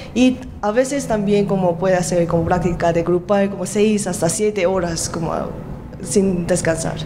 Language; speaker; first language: Spanish; non-native, learner; Korean